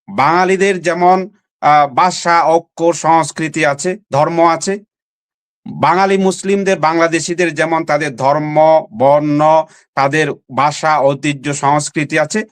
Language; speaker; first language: Bangla; non-native, local second language; Chakma